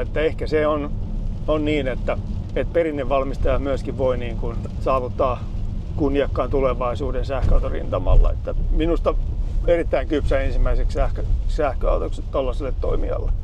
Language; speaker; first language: Finnish; native; Finnish